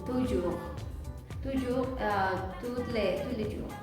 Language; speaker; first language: French; non-native, learner; Spanish